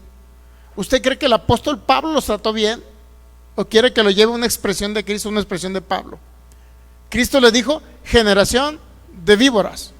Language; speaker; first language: Spanish; native; Spanish